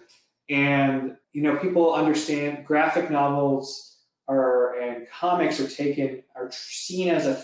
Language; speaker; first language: English; native; English